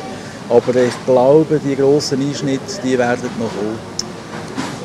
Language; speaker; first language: German; native; German